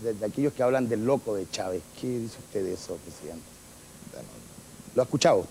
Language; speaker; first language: Spanish; native; Spanish